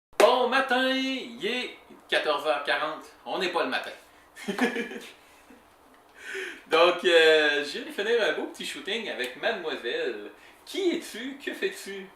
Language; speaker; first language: French; native; French